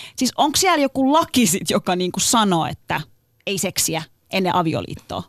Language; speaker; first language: Finnish; early bilingual, other home language; Turkish